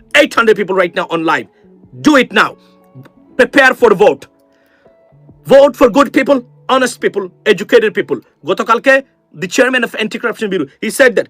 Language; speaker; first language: English; non-native, local second language; Bangla